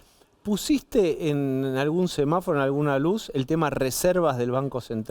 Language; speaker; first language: Spanish; native; Spanish